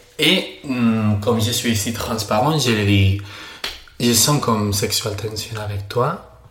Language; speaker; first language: French; non-native, learner; Spanish